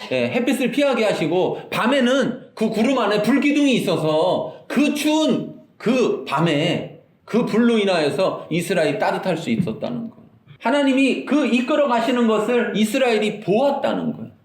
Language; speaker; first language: Korean; native; Korean